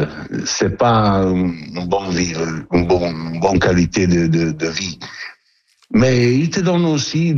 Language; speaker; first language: French; non-native, learner; Italian